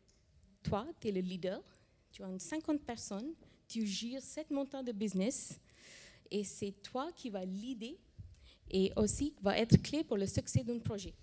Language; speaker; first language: French; non-native, fluent; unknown